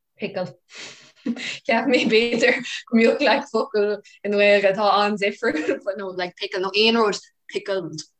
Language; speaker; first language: Irish; non-native, local second language; English